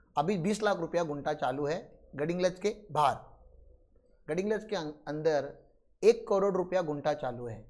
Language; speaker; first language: Hindi; non-native, local second language; Marathi